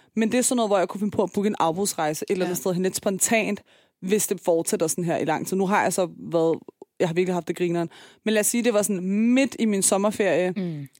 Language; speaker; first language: Danish; early bilingual, other home language; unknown